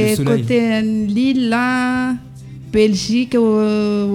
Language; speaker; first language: French; non-native, local second language; Malagasy